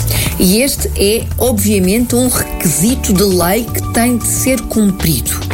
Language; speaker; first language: Portuguese; native; Portuguese